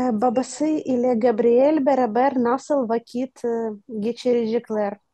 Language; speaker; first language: Turkish; non-native, learner; Ukrainian